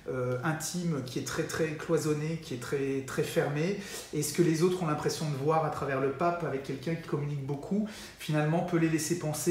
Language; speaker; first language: French; native; French